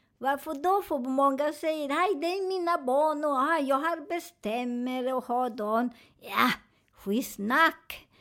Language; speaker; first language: Swedish; non-native, learner; Spanish